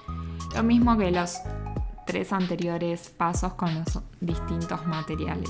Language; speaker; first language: Spanish; native; Spanish